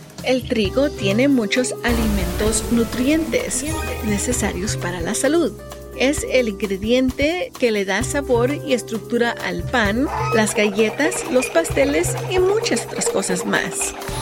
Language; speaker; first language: Spanish; native; Spanish